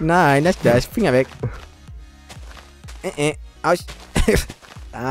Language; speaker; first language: German; native; German